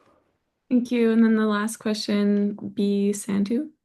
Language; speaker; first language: English; native; English